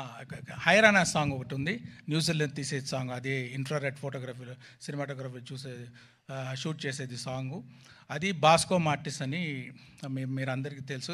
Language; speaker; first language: Telugu; non-native, learner; Tamil